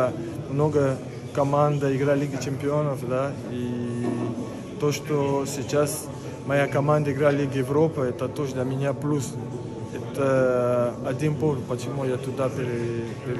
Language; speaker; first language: Russian; non-native, fluent; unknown